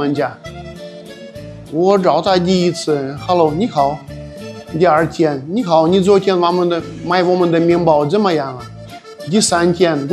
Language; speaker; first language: Chinese; non-native, learner; Russian